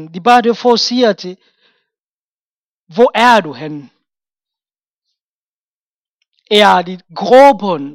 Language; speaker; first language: Danish; non-native, fluent; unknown